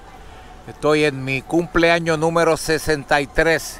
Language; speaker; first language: Spanish; native; Spanish